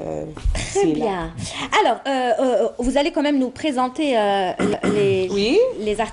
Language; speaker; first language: French; native; French